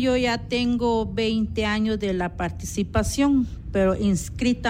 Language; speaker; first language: Spanish; non-native, local second language; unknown